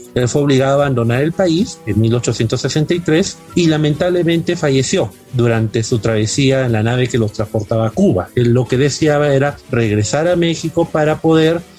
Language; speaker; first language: Spanish; native; Spanish